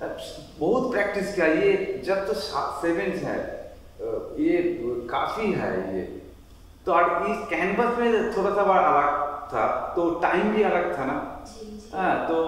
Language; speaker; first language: Hindi; non-native, local second language; Bangla